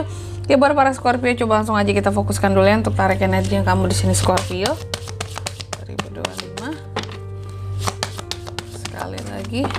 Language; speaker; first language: Indonesian; native; Indonesian